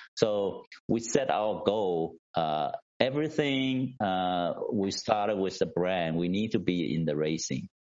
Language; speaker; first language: English; non-native, fluent; Chinese